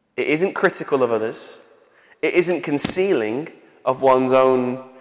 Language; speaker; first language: English; native; English